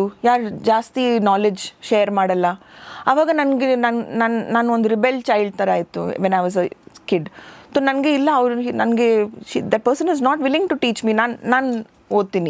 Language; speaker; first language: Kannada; non-native, local second language; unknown